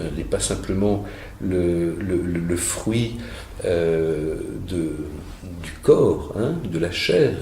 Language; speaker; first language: French; native; French